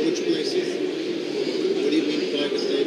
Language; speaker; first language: English; non-native, fluent; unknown